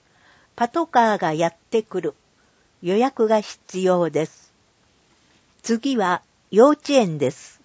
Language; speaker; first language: Japanese; native; Japanese